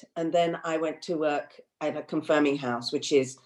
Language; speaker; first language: English; early bilingual, other home language; Hindi